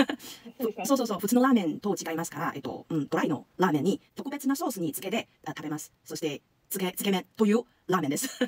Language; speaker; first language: Japanese; non-native, learner; Chinese